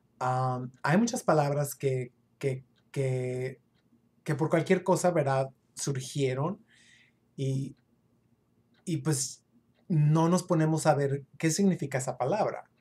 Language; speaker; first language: Spanish; early bilingual, other home language; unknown